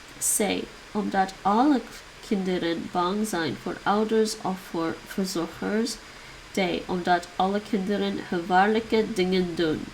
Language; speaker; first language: Dutch; non-native, learner; English